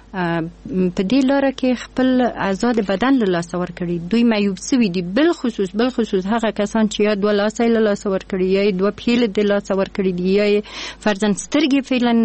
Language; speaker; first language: Pashto; non-native, local second language; Persian